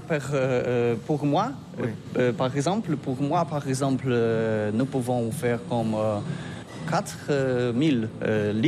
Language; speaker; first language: French; non-native, learner; Polish